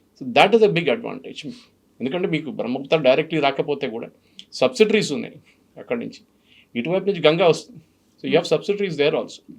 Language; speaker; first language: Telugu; non-native, fluent; Malayalam